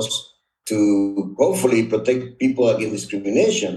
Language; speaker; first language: English; non-native, fluent; Spanish